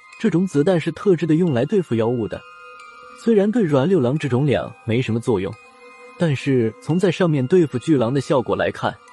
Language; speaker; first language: Chinese; native; Chinese